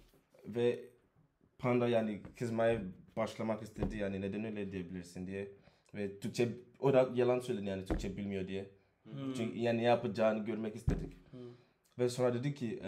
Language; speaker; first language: Turkish; non-native, learner; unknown